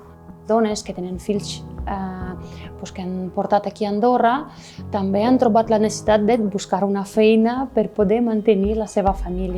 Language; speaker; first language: Catalan; non-native, fluent; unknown